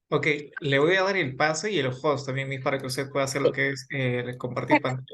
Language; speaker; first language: Spanish; native; Spanish